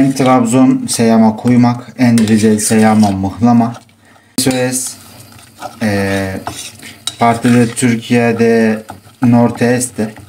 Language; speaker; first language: Spanish; non-native, learner; Turkish